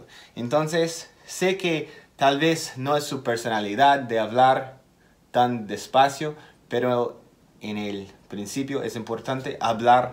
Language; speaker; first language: Spanish; non-native, fluent; English